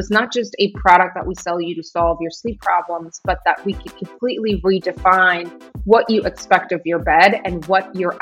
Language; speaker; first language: English; non-native, fluent; Spanish